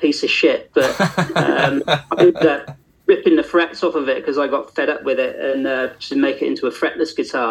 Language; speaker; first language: English; native; English